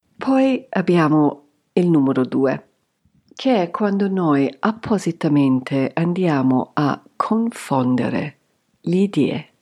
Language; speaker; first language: Italian; non-native, fluent; English